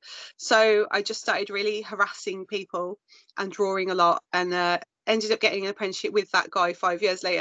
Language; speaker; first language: English; native; English